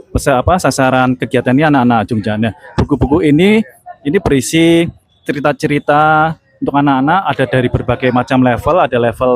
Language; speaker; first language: Indonesian; native; Indonesian